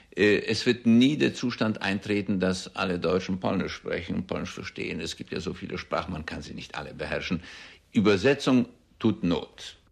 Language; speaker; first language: German; early bilingual, heritage; German